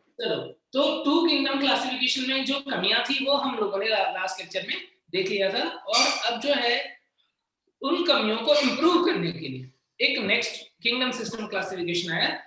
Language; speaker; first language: Hindi; native; Hindi